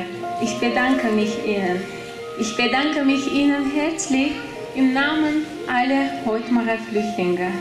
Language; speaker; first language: German; non-native, learner; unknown